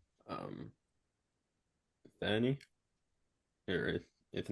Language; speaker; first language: Arabic; non-native, learner; English